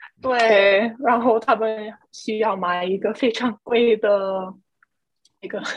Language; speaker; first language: Chinese; non-native, fluent; English